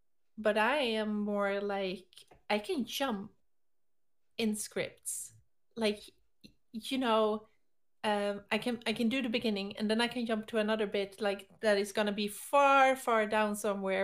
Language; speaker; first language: English; non-native, fluent; Swedish